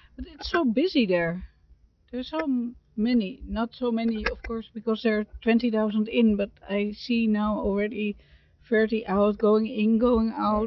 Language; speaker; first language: English; non-native, fluent; Dutch